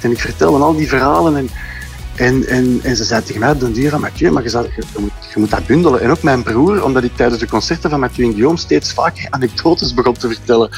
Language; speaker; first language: Dutch; native; Dutch